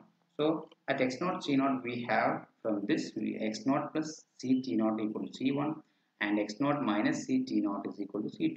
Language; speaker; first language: English; non-native, local second language; Malayalam